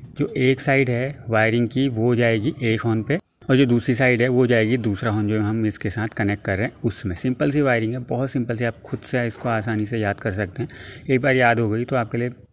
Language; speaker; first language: Hindi; native; Hindi